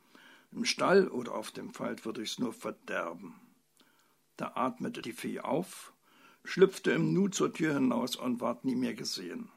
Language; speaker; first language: German; native; German